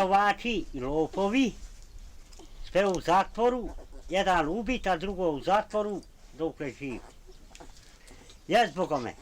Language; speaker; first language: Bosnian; non-native, local second language; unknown